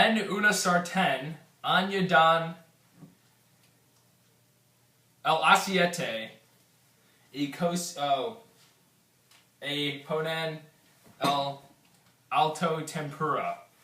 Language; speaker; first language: Spanish; non-native, learner; English